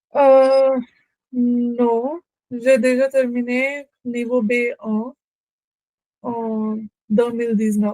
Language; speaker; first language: French; non-native, learner; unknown